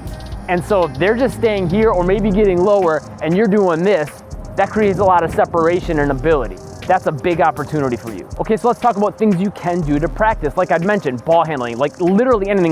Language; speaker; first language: English; native; English